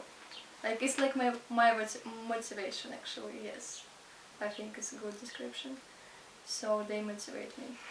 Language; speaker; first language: English; non-native, learner; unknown